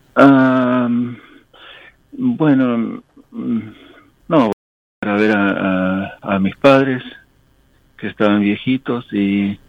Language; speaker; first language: Spanish; non-native, local second language; English